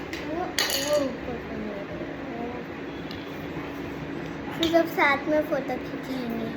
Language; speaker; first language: Hindi; non-native, local second language; Gujarati